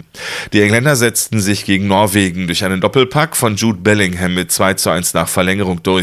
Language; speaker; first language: German; native; German